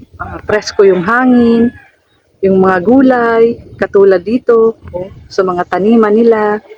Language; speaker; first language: Filipino; non-native, local second language; Bikol